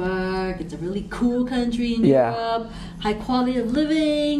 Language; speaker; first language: English; non-native, local second language; Cantonese